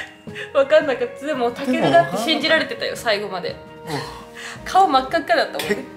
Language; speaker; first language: Japanese; native; Japanese